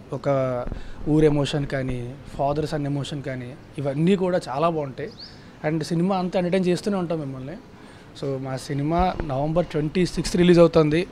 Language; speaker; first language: Telugu; native; Telugu